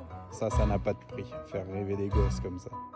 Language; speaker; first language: French; native; French